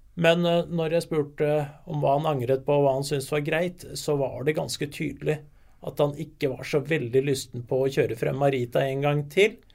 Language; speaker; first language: Norwegian; native; Norwegian